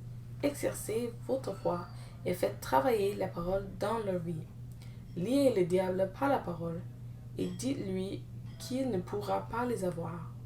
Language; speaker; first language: French; non-native, learner; English